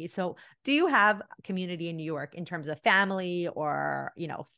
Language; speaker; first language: English; early bilingual, other home language; Tamil